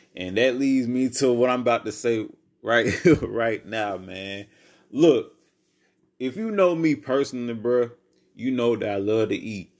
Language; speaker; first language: English; native; English